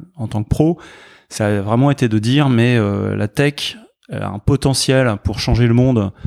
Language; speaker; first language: French; native; French